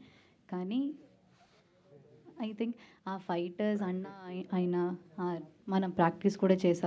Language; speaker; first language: Telugu; non-native, learner; Malayalam